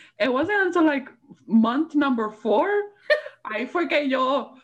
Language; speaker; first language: Spanish; early bilingual, heritage; Spanish